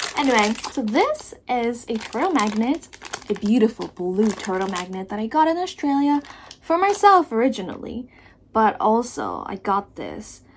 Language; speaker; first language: English; non-native, fluent; Japanese